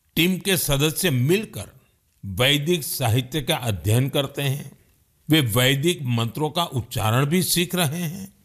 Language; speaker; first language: Hindi; non-native, local second language; Gujarati